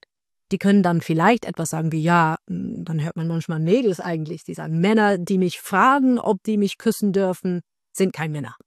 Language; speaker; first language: German; non-native, fluent; Dutch